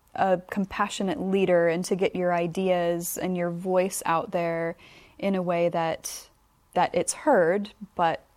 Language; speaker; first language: English; native; English